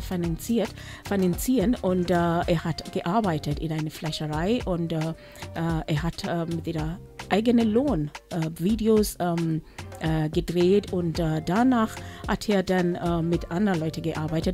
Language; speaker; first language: German; non-native, local second language; Swahili